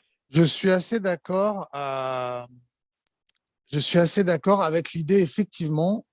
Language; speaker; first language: French; native; French